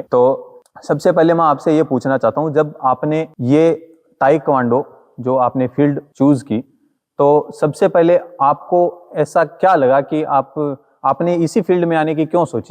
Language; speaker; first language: Hindi; native; Hindi